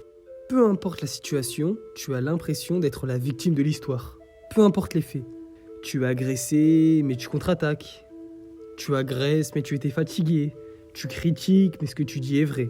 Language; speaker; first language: French; native; French